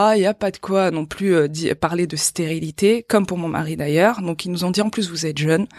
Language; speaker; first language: French; native; French